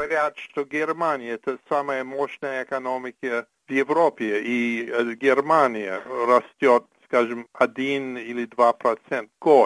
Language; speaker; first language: Russian; non-native, fluent; English